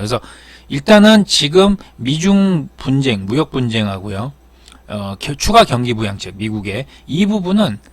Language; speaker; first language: Korean; native; Korean